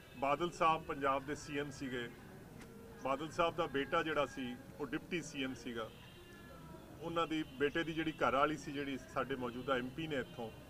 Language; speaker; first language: Punjabi; native; Punjabi